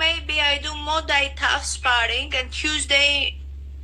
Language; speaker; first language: English; non-native, learner; Greek